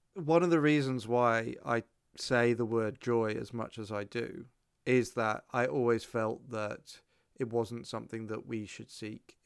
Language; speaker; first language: English; native; English